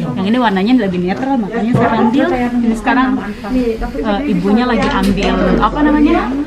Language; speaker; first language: Indonesian; native; Indonesian